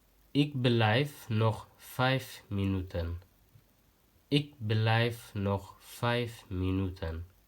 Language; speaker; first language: Dutch; non-native, learner; Tigrinya